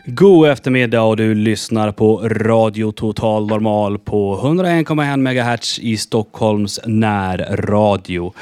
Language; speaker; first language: Swedish; native; Swedish